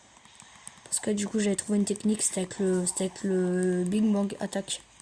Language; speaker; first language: French; native; French